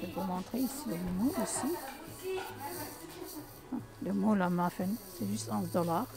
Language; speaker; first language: French; non-native, local second language; Arabic